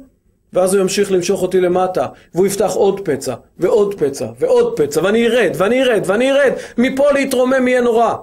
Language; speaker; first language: Hebrew; native; Hebrew